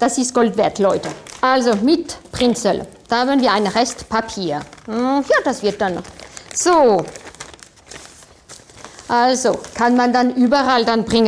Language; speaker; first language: German; non-native, fluent; French